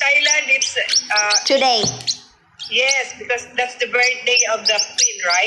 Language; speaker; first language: English; non-native, local second language; Filipino